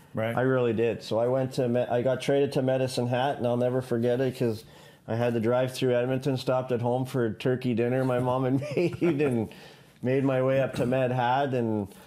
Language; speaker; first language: English; native; English